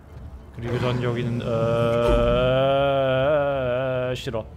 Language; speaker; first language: Korean; non-native, learner; German